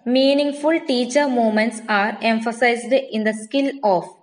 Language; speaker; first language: English; non-native, local second language; Malayalam